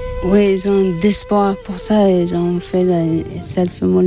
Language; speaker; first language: French; non-native, learner; Tibetan